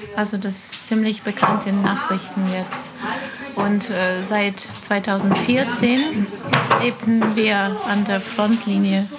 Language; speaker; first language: German; non-native, fluent; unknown